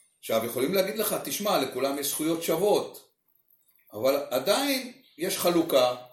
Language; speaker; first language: Hebrew; native; Hebrew